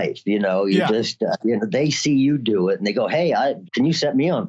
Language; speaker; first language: English; native; English